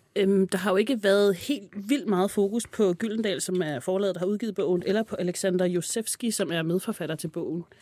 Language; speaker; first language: Danish; native; Danish